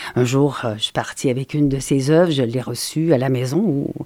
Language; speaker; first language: French; native; French